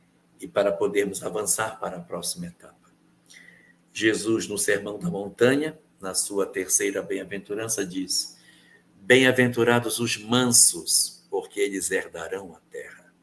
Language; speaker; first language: Portuguese; native; Portuguese